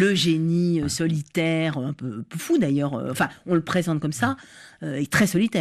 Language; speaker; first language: French; native; French